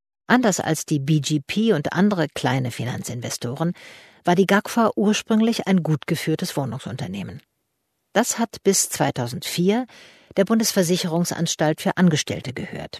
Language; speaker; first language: German; native; German